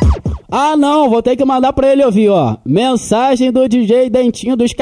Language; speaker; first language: Portuguese; native; Portuguese